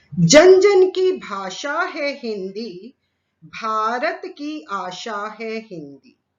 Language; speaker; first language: Hindi; native; Hindi